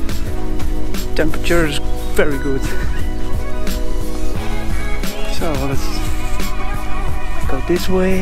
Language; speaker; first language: English; non-native, fluent; Dutch